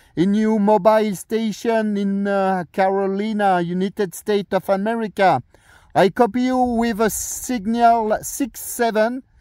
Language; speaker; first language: English; non-native, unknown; French